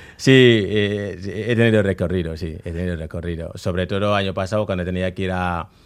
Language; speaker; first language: Spanish; non-native, fluent; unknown